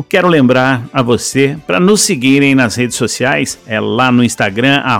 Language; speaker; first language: Portuguese; native; Portuguese